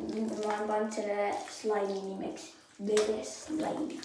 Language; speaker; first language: Estonian; early bilingual, heritage; Estonian